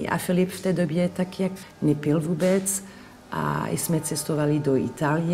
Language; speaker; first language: Czech; non-native, fluent; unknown